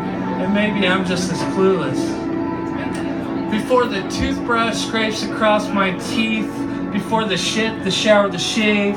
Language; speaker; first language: English; native; English